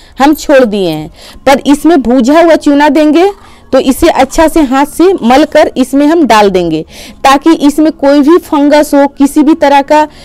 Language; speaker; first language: Hindi; native; Hindi